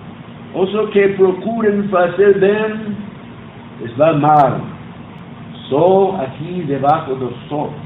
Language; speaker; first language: Spanish; non-native, learner; Portuguese